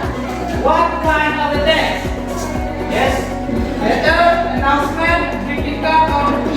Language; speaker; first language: English; non-native, learner; Indonesian